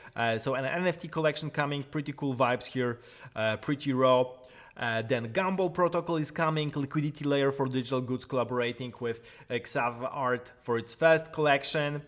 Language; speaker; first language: English; non-native, fluent; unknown